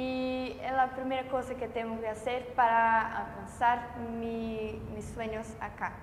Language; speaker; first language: Spanish; non-native, fluent; Portuguese